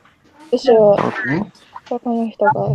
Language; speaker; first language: Japanese; non-native, learner; Mongolian